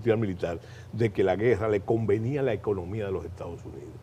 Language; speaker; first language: Spanish; native; Spanish